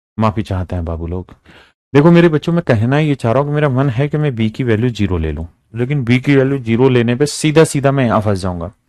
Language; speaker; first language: Hindi; native; Hindi